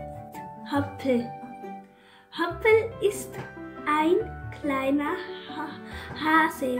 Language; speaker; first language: German; early bilingual, other home language; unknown